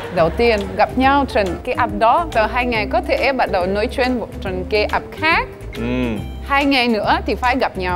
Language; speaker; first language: Vietnamese; non-native, fluent; French